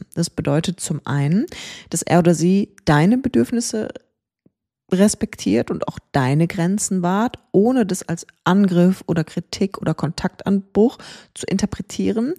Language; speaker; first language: German; native; German